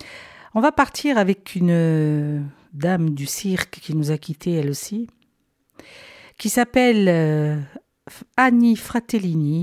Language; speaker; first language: French; native; French